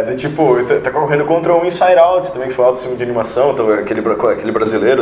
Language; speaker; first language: Portuguese; native; Portuguese